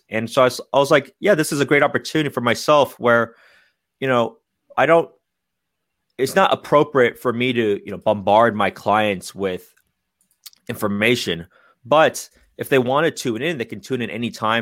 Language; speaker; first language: English; native; English